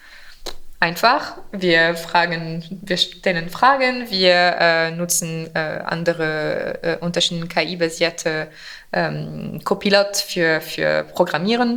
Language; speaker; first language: German; non-native, fluent; French